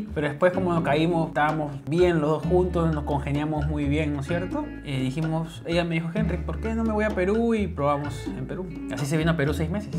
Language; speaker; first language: Spanish; native; Spanish